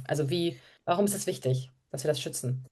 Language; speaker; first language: German; native; German